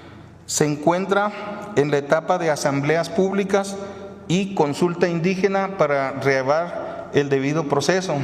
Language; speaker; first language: Spanish; native; Spanish